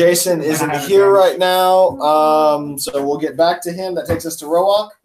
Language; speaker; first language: English; native; English